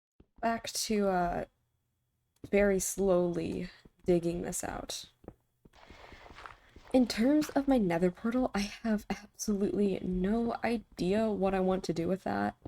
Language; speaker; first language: English; native; English